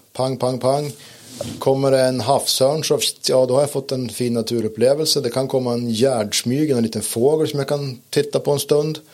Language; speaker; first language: Swedish; native; Swedish